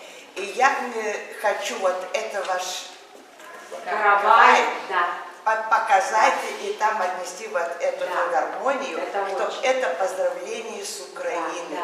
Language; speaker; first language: Russian; non-native, local second language; Lithuanian